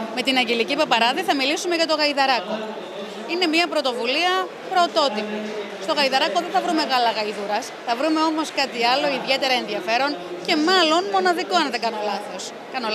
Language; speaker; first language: Greek; native; Greek